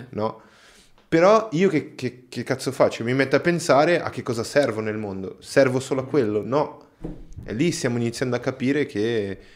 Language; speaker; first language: Italian; non-native, fluent; Portuguese